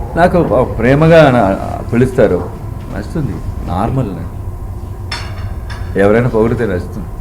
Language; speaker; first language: Telugu; non-native, learner; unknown